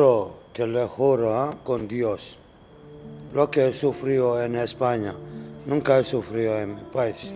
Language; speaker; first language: Spanish; non-native, learner; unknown